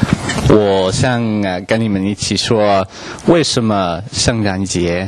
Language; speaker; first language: Chinese; non-native, learner; English